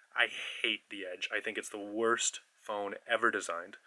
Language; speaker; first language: English; native; English